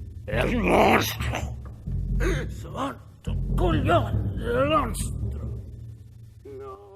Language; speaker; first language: Italian; non-native, learner; English